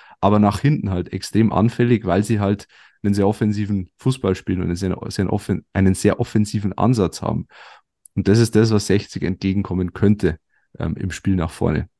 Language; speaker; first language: German; native; German